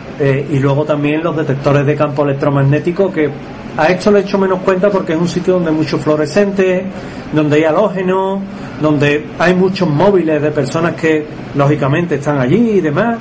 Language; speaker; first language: Spanish; native; Spanish